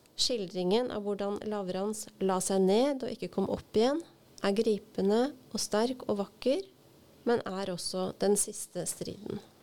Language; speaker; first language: Norwegian; native; Norwegian